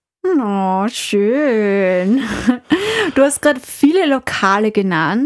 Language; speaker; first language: German; native; German